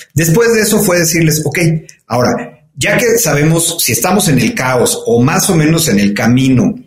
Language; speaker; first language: Spanish; native; Spanish